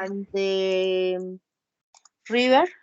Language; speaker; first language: English; non-native, learner; Spanish